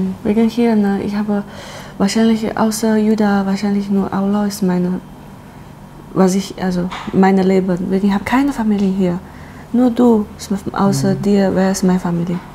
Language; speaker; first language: German; non-native, learner; Chinese